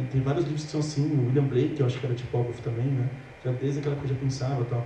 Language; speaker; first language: Portuguese; native; Portuguese